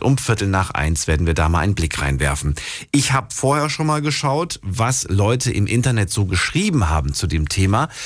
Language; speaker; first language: German; native; German